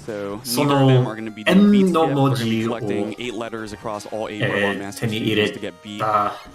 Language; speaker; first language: Japanese; non-native, learner; English